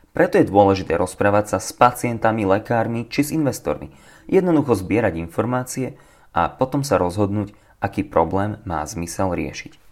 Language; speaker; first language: English; non-native, fluent; Slovak